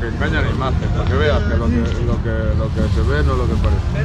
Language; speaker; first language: Spanish; native; Spanish